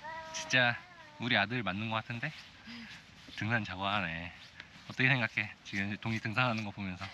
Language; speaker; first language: Korean; native; Korean